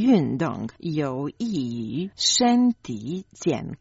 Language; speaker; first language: Chinese; non-native, learner; Croatian